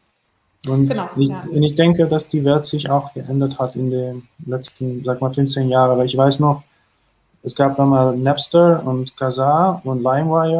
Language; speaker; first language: German; non-native, fluent; Dutch